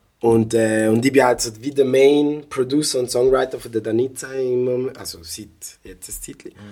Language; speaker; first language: German; native; German